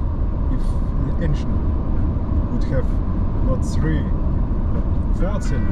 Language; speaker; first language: English; non-native, learner; German